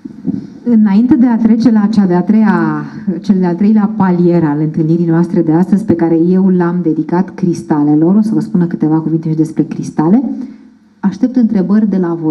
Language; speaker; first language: Romanian; native; Romanian